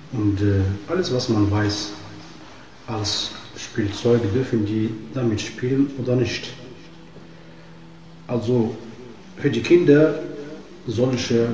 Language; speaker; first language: German; non-native, fluent; Arabic